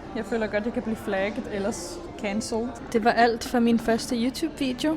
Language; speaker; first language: Danish; early bilingual, other home language; Arabic